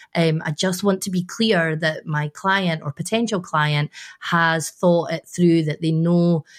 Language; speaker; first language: English; native; English